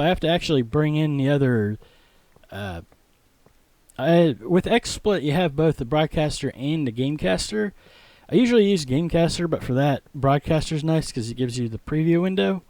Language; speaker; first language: English; native; English